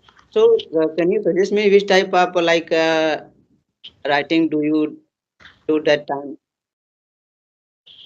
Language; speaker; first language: English; non-native, learner; Hindi